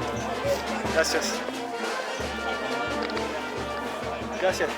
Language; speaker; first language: Spanish; non-native, learner; English